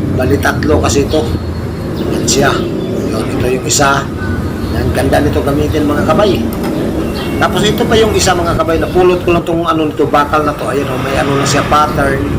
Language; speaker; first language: Filipino; non-native, local second language; Cebuano